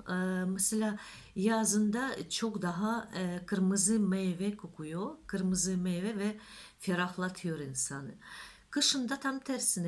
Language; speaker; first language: Turkish; non-native, learner; Russian